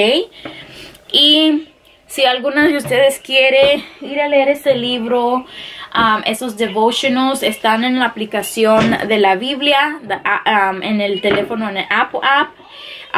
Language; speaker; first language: Spanish; early bilingual, heritage; Spanish